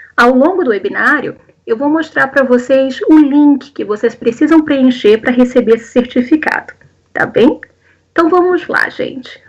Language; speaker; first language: Portuguese; native; Portuguese